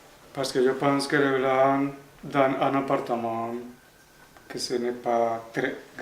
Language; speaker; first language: French; non-native, fluent; Spanish